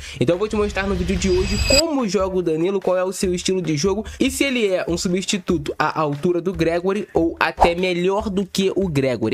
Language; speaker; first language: Portuguese; native; Portuguese